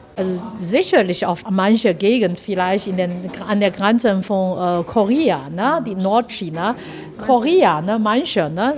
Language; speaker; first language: German; non-native, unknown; Chinese